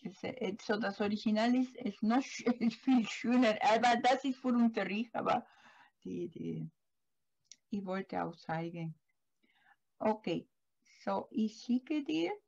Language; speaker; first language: German; non-native, learner; Spanish